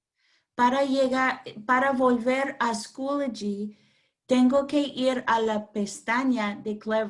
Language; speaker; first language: Spanish; non-native, fluent; English